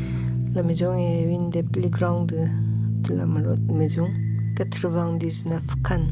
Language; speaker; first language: French; non-native, learner; Korean